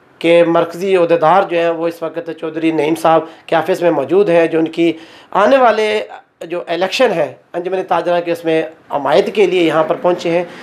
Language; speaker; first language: Urdu; non-native, local second language; Pahari-Potwari